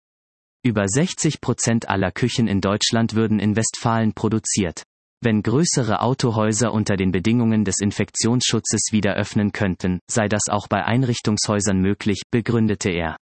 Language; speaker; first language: German; native; German